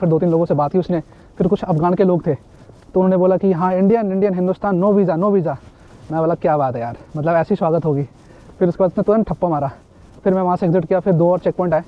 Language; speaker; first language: Hindi; native; Hindi